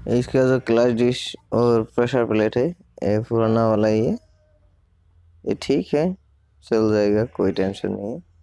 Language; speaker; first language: Hindi; non-native, local second language; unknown